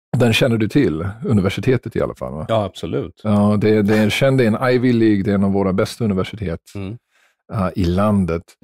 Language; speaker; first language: Swedish; non-native, fluent; English